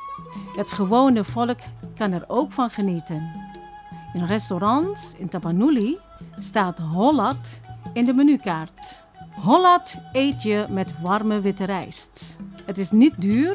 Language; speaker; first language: Dutch; non-native, fluent; Indonesian